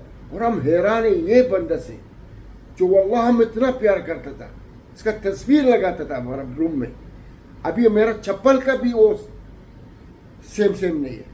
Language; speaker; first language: Hindi; non-native, learner; Arabic